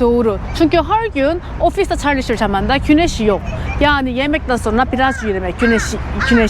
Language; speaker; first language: Turkish; non-native, learner; Korean